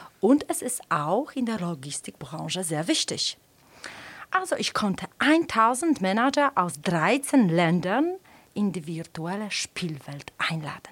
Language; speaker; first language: German; non-native, fluent; Polish